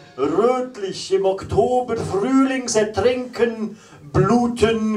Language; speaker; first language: German; native; German